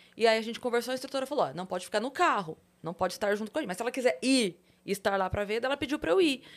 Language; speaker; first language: Portuguese; native; Portuguese